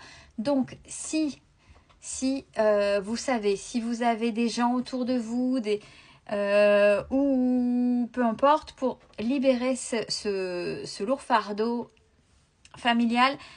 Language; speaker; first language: French; native; French